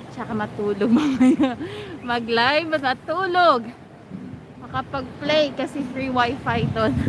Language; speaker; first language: Filipino; native; Filipino